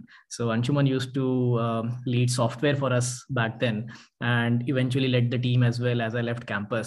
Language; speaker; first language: English; non-native, local second language; Hindi